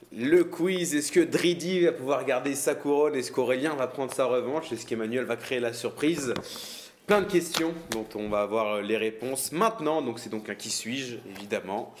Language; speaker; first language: French; native; French